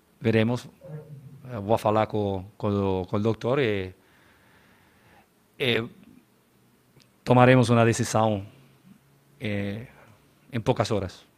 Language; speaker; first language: Portuguese; non-native, learner; Spanish